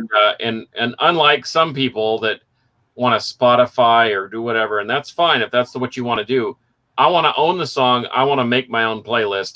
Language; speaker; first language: English; native; English